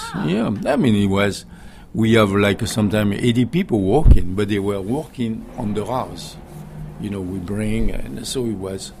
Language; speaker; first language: English; non-native, learner; French